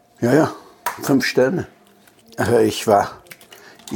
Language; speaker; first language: German; non-native, fluent; Italian